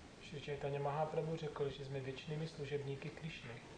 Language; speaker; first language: Czech; native; Czech